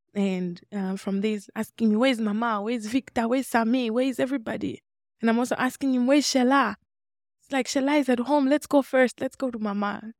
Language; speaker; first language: English; non-native, local second language; Swahili